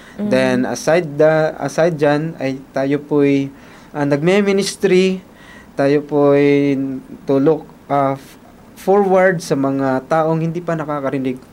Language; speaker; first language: Filipino; non-native, local second language; Cebuano